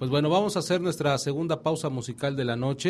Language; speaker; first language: Spanish; native; Spanish